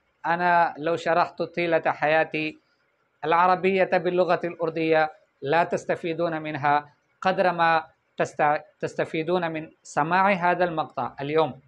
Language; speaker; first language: Arabic; non-native, fluent; Urdu